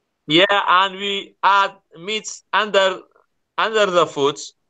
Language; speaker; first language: English; non-native, learner; Kurdish